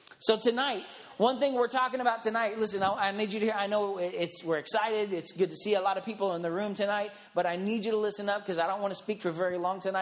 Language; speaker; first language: English; native; English